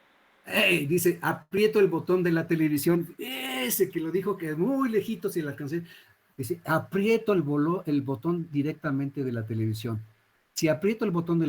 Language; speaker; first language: Spanish; native; Spanish